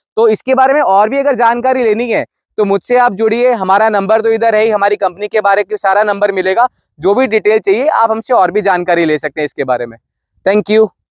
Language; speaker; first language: Hindi; native; Hindi